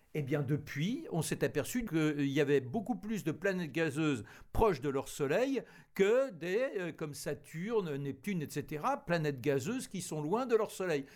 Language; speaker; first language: French; native; French